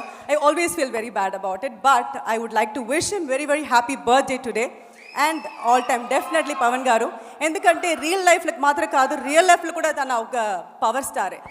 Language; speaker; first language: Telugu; non-native, learner; Tamil